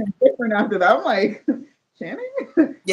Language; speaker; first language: English; native; English